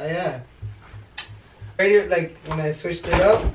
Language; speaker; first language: English; early bilingual, other home language; Spanish